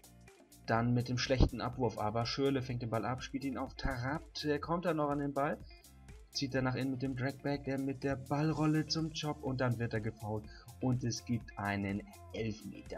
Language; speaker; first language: German; native; German